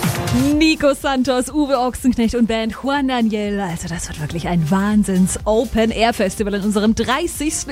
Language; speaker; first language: German; native; German